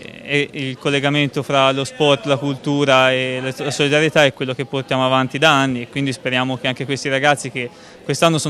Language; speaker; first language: Italian; native; Italian